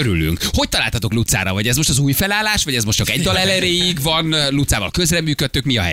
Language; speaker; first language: Hungarian; native; Hungarian